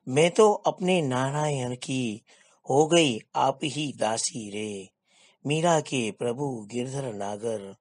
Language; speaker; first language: Hindi; non-native, local second language; Gujarati